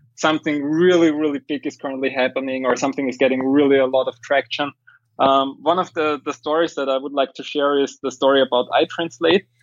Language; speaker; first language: English; non-native, fluent; German